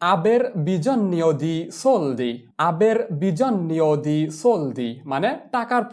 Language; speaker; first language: Italian; non-native, fluent; Bangla